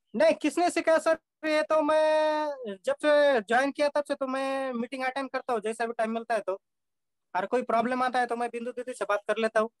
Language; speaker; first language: Hindi; non-native, local second language; Marathi